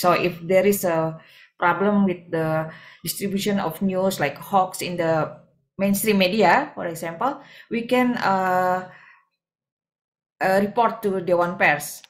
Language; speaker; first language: English; non-native, fluent; Indonesian